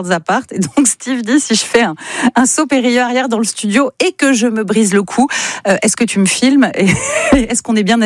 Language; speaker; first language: French; native; French